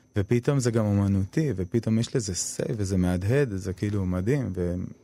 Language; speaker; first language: Hebrew; early bilingual, other home language; Arabic